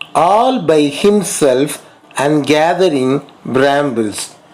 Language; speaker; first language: English; non-native, local second language; Tamil